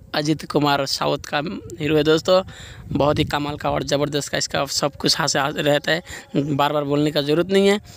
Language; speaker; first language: Hindi; non-native, local second language; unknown